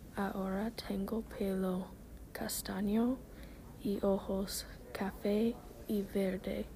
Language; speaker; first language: Spanish; non-native, learner; English